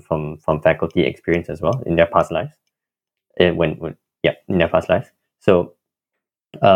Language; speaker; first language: English; non-native, local second language; Malay